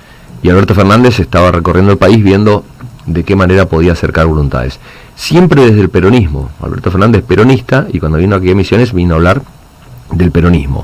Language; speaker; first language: Spanish; native; Spanish